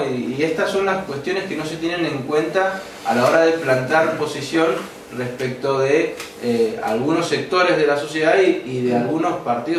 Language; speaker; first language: Spanish; native; Spanish